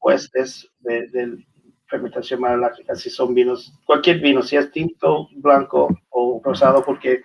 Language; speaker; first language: Spanish; non-native, learner; English